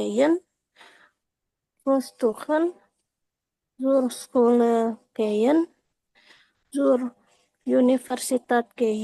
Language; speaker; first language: German; non-native, learner; Indonesian